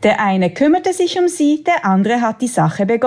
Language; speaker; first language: German; native; German